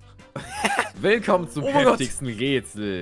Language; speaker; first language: German; native; German